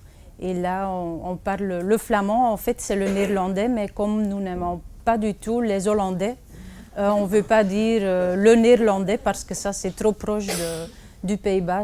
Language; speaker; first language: French; non-native, fluent; Dutch